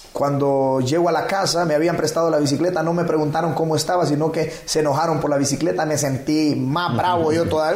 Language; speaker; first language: Spanish; native; Spanish